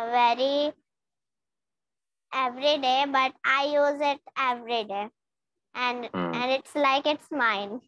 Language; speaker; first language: English; non-native, learner; Hindi